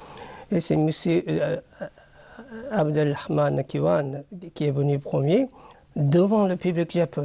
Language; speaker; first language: French; non-native, fluent; Japanese